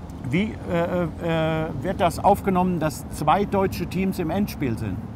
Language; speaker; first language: German; native; German